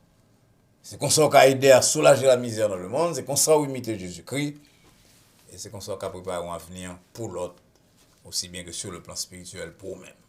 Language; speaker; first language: French; non-native, local second language; Haitian Creole